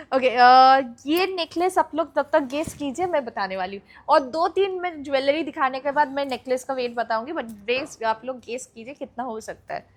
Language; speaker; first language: Hindi; non-native, local second language; Bangla